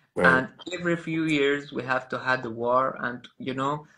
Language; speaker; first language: English; non-native, learner; Arabic